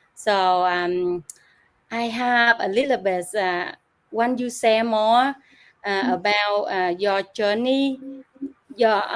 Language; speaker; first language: English; non-native, learner; Vietnamese